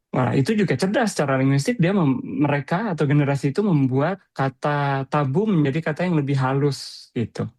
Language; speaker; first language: Indonesian; non-native, local second language; Sundanese